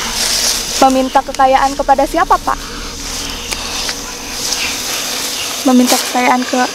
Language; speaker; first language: Indonesian; native; Indonesian